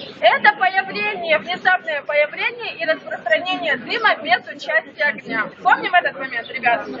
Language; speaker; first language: Russian; native; Russian